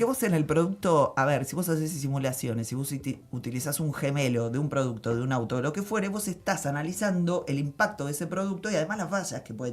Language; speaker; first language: Spanish; native; Spanish